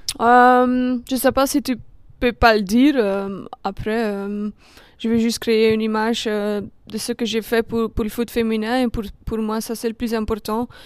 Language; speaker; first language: French; non-native, local second language; Dutch